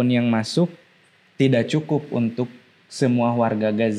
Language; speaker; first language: Indonesian; non-native, local second language; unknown